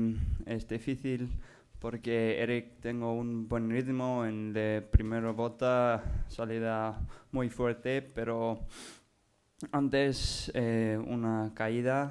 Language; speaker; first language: Spanish; non-native, learner; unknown